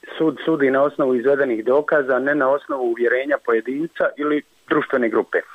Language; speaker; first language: Serbian; native; Serbian